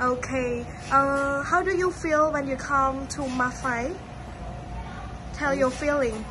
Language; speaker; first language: English; non-native, learner; Khmer